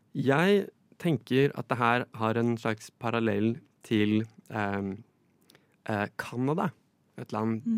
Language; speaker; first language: Norwegian; native; Norwegian